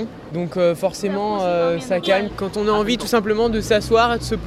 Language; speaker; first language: French; native; French